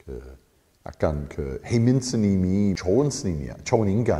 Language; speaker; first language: Korean; non-native, fluent; English